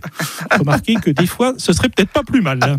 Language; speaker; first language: French; native; French